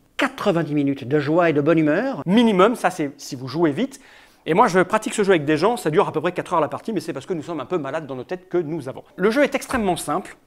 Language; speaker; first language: French; native; French